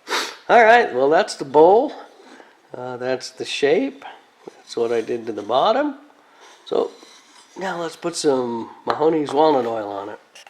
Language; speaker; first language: English; native; English